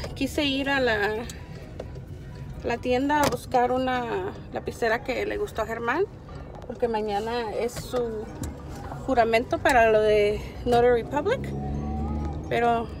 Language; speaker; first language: Spanish; native; Spanish